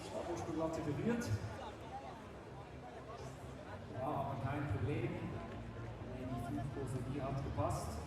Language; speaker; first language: German; native; German